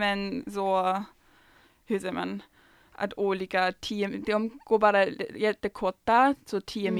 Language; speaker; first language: Swedish; non-native, fluent; German